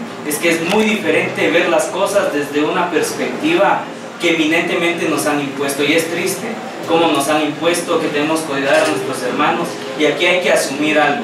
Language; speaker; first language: Spanish; native; Spanish